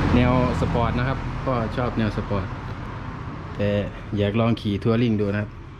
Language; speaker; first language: Thai; native; Thai